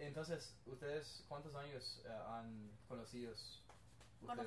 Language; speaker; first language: Spanish; non-native, learner; English